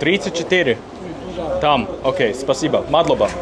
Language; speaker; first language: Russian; non-native, learner; German